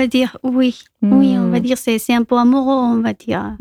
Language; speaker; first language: French; non-native, fluent; Spanish